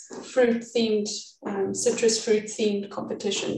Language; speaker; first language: English; native; English